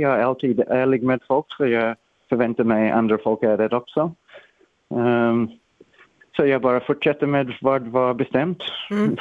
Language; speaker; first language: Swedish; non-native, fluent; English